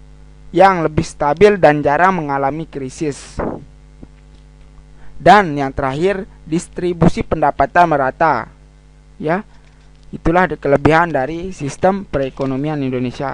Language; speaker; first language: Indonesian; native; Indonesian